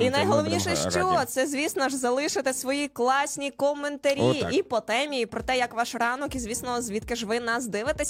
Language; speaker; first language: Ukrainian; native; Ukrainian